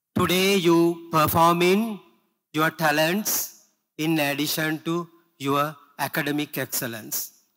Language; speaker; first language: English; non-native, local second language; Sinhala